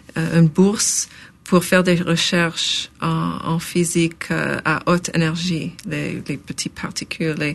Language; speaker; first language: French; non-native, local second language; English